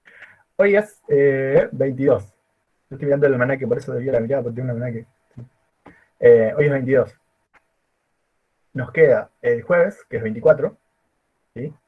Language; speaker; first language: Spanish; native; Spanish